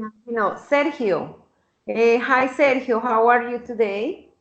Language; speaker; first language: English; non-native, fluent; Spanish